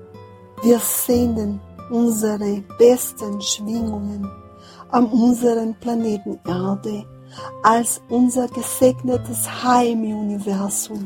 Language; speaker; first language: German; non-native, fluent; Portuguese